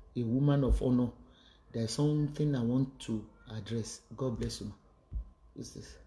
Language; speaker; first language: English; non-native, local second language; Yoruba